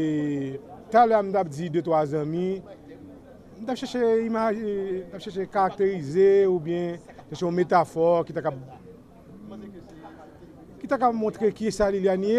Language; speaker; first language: French; non-native, local second language; Haitian Creole